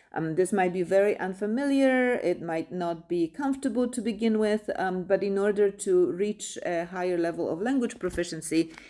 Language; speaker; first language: English; non-native, fluent; Polish